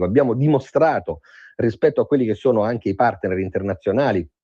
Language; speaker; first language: Italian; native; Italian